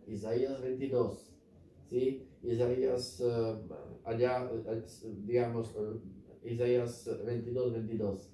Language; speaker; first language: Spanish; non-native, fluent; Slovak